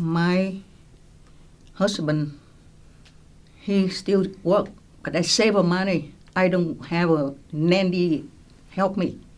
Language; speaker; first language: English; non-native, local second language; Vietnamese